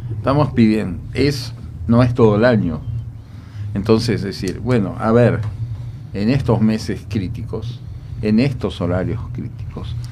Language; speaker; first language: Spanish; native; Spanish